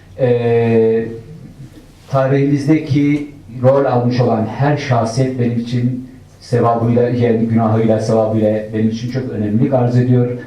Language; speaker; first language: Turkish; native; Turkish